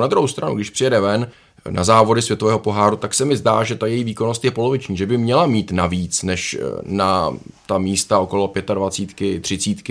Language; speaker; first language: Czech; native; Czech